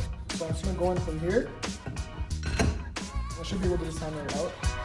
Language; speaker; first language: English; native; English